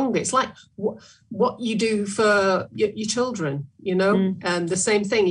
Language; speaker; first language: English; native; English